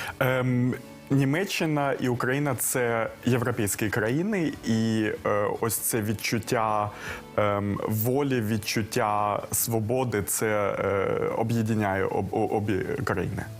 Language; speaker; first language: Ukrainian; non-native, local second language; Russian